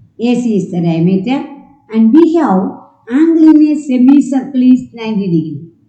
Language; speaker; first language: English; non-native, local second language; Malayalam